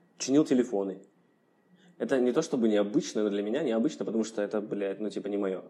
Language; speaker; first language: Russian; native; Russian